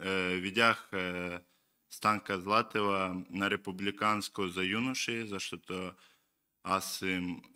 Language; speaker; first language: Bulgarian; non-native, learner; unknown